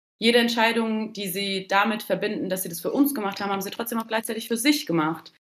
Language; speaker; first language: German; early bilingual, other home language; Turkish